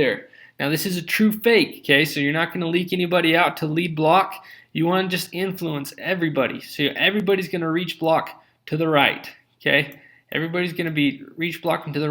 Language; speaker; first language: English; native; English